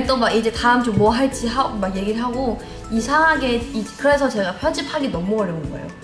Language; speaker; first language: Korean; non-native, fluent; Thai